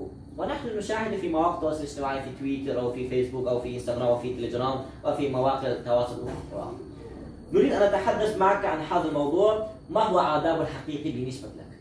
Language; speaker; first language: Arabic; non-native, learner; Uzbek